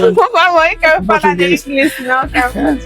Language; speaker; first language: Portuguese; non-native, learner; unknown